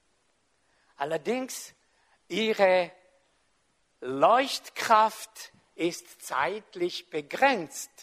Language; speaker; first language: German; non-native, fluent; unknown